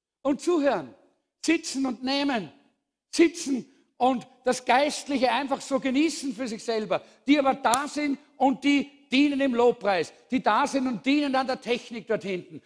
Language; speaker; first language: German; native; German